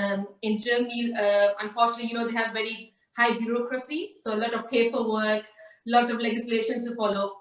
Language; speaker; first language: English; early bilingual, other home language; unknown